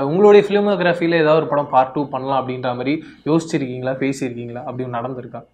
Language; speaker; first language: Tamil; native; Tamil